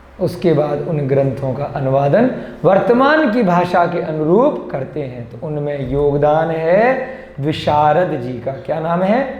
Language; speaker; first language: Hindi; native; Hindi